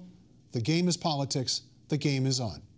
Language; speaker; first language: English; native; English